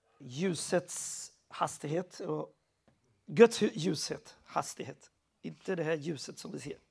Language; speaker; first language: Swedish; non-native, fluent; Portuguese